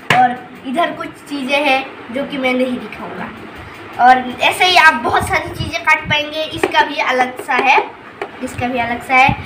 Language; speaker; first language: Hindi; non-native, local second language; Assamese